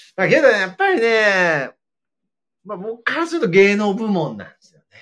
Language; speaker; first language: Japanese; native; Japanese